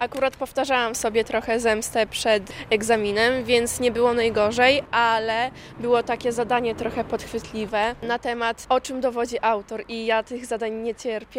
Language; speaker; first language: Polish; native; Polish